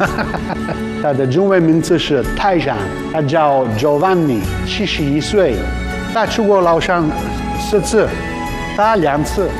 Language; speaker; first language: Chinese; non-native, learner; Italian